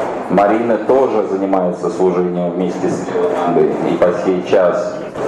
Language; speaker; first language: Russian; native; Russian